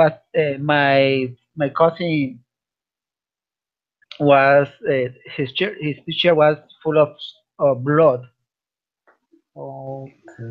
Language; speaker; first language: English; non-native, learner; Spanish